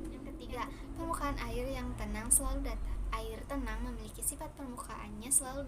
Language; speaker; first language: Indonesian; native; Indonesian